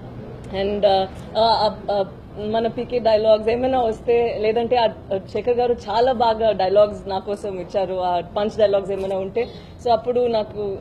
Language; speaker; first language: Telugu; non-native, fluent; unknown